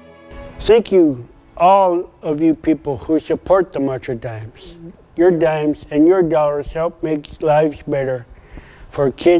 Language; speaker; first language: English; non-native, fluent; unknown